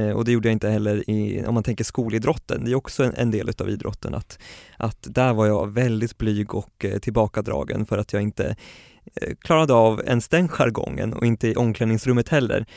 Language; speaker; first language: Swedish; native; Swedish